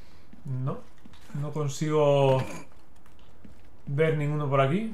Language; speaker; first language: Spanish; native; Spanish